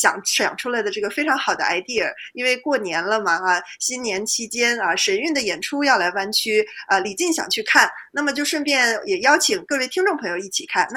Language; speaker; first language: Chinese; native; Chinese